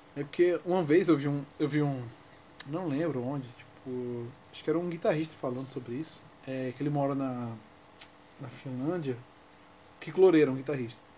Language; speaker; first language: Portuguese; native; Portuguese